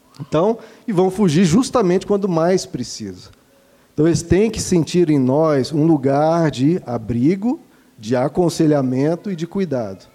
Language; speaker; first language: Portuguese; native; Portuguese